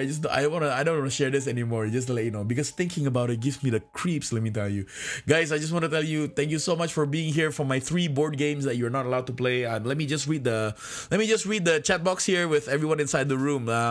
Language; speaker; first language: English; non-native, fluent; Indonesian